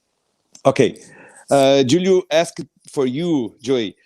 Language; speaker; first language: English; non-native, fluent; Portuguese